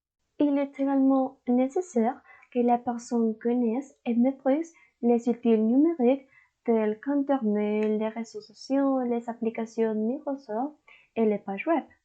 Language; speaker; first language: French; non-native, learner; Spanish